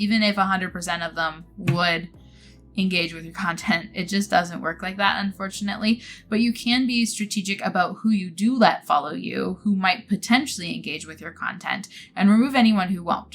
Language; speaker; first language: English; native; English